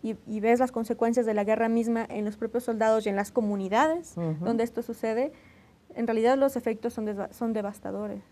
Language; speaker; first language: Spanish; native; Spanish